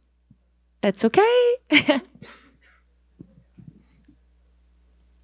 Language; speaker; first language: English; non-native, learner; Portuguese